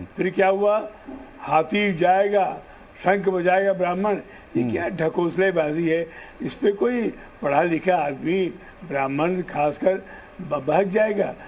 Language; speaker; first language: Hindi; non-native, local second language; Telugu